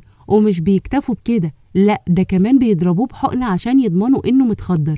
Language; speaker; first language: Arabic; native; Arabic